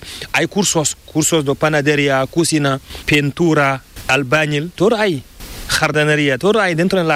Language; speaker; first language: Spanish; non-native, learner; Fula